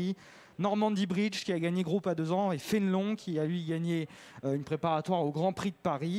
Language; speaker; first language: French; native; French